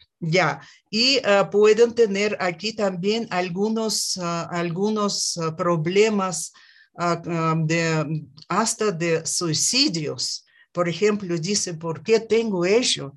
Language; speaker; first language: Spanish; non-native, learner; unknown